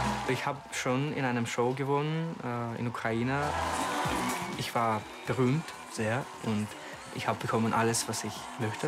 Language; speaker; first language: German; non-native, learner; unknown